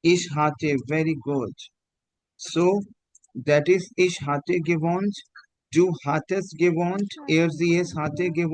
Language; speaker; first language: German; non-native, fluent; Hindi